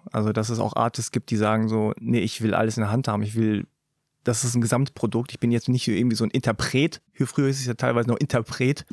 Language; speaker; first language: German; early bilingual, other home language; Korean